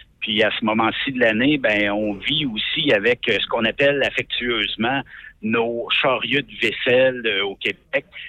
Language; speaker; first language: French; native; French